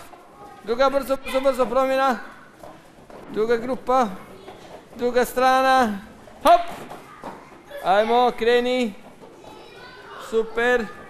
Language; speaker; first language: Croatian; native; Croatian